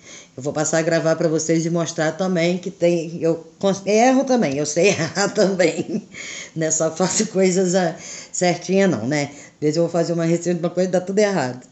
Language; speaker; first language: Portuguese; native; Portuguese